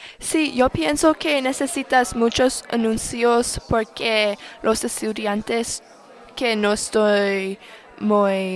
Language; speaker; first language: Spanish; non-native, learner; English